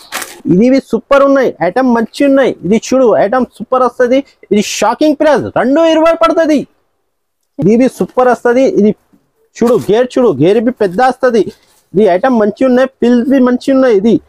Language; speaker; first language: Telugu; non-native, local second language; Urdu